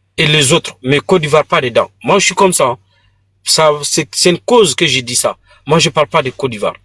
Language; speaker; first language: French; non-native, local second language; Bambara